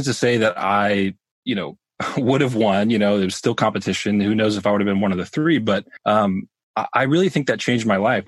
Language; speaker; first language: English; native; English